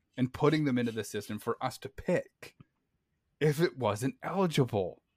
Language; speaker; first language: English; native; English